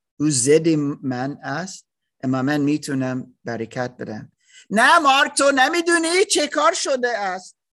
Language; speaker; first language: Persian; non-native, learner; English